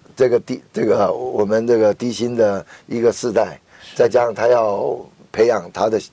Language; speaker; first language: Chinese; native; Chinese